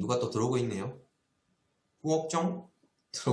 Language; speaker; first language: Korean; native; Korean